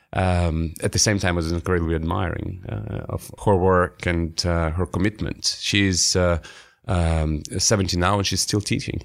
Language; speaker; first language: English; non-native, fluent; Russian